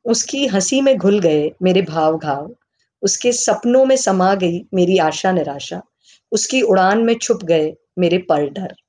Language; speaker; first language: Hindi; native; Hindi